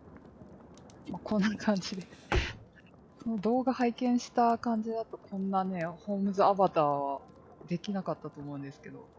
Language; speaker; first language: Japanese; native; Japanese